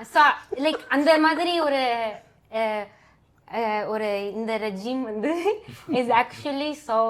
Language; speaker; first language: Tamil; early bilingual, heritage; Tamil